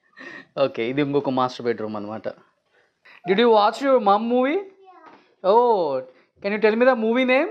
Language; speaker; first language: Telugu; native; Telugu